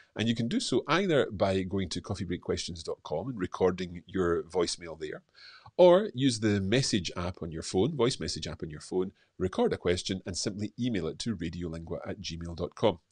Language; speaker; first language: English; native; English